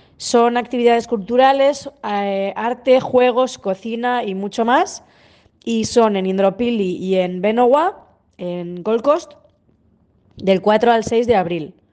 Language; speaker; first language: Spanish; native; Spanish